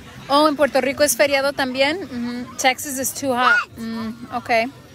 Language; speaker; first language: Spanish; early bilingual, heritage; Spanish